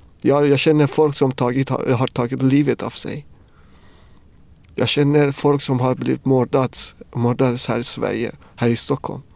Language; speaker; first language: Swedish; non-native, fluent; Persian